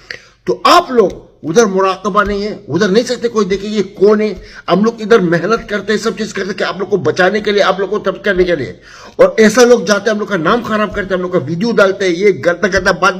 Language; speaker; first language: Hindi; non-native, learner; Arabic